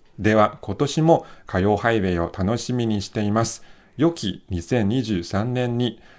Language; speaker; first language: Japanese; non-native, fluent; Chinese